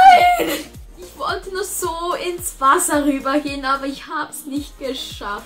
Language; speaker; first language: German; native; German